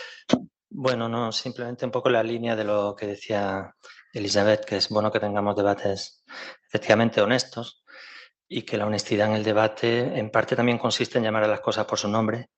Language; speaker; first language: Spanish; native; Spanish